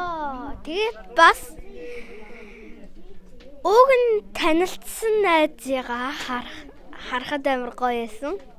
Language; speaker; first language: Mongolian; early bilingual, heritage; Mongolian